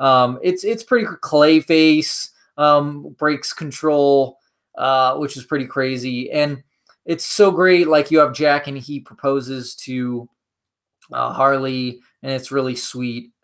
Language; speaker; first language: English; native; English